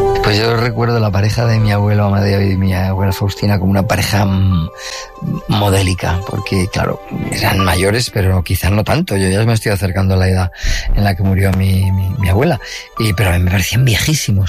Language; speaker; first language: Spanish; native; Spanish